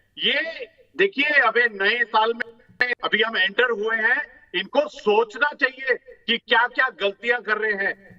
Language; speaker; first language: Hindi; native; Hindi